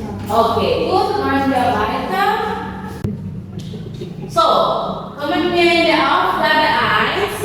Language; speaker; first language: German; non-native, fluent; Indonesian